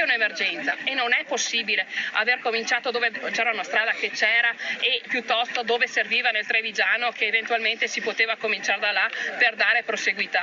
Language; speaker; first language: Italian; native; Italian